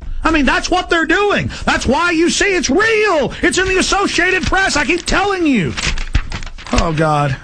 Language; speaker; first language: English; native; English